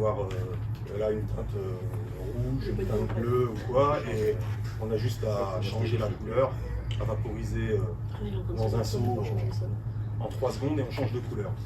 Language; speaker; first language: French; native; French